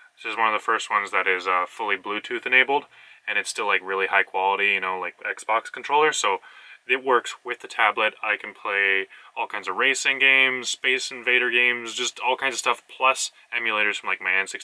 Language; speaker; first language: English; native; English